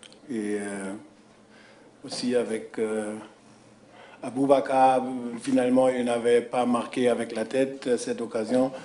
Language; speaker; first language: French; non-native, fluent; German